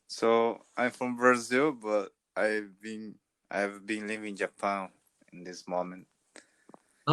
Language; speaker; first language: English; non-native, learner; Portuguese